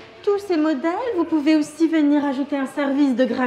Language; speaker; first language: French; native; French